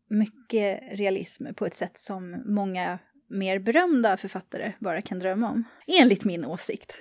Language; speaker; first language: Swedish; native; Swedish